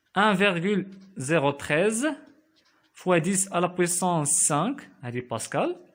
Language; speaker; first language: French; non-native, local second language; Arabic